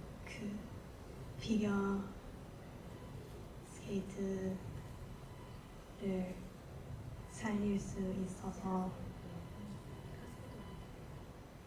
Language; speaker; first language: Korean; non-native, learner; Japanese